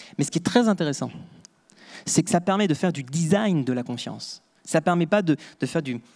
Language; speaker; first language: French; native; French